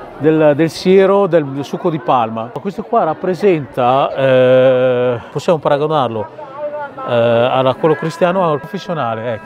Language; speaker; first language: Italian; early bilingual, other home language; Khmer